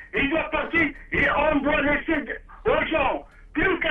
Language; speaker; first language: French; non-native, local second language; Arabic